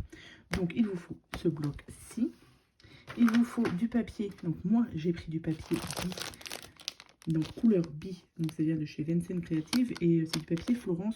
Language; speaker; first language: French; native; French